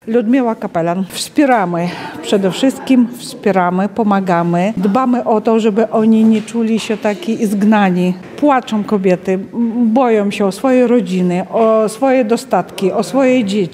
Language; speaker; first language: Polish; non-native, fluent; Ukrainian